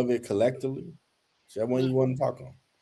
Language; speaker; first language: English; native; English